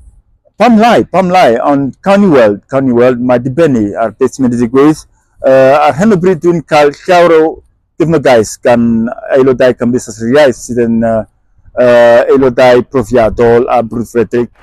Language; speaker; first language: Welsh; non-native, fluent; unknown